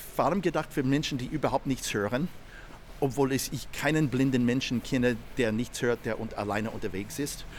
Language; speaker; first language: German; non-native, fluent; English